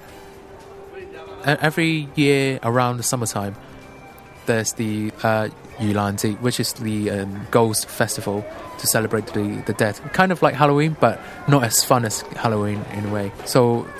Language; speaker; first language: English; non-native, local second language; Cantonese